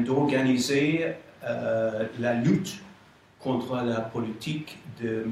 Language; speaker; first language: French; non-native, fluent; English